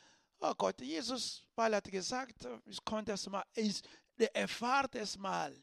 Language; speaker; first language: German; non-native, learner; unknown